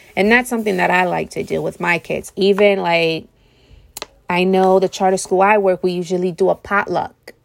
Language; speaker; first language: English; native; English